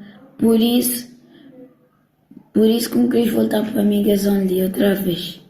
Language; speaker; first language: Portuguese; non-native, local second language; Kabuverdianu